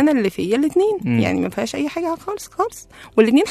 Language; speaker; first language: Arabic; native; Arabic